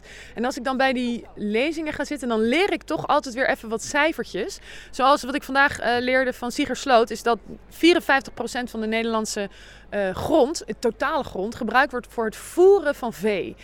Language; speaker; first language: Dutch; native; Dutch